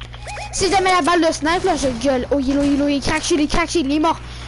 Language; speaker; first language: French; native; French